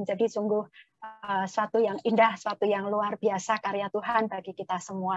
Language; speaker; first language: Indonesian; native; Indonesian